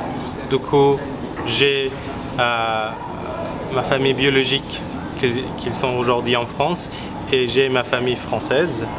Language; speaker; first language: French; non-native, fluent; Persian